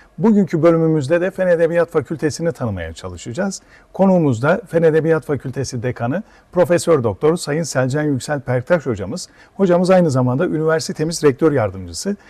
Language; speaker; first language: Turkish; native; Turkish